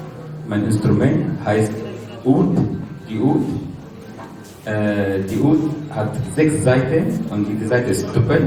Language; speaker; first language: German; non-native, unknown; Arabic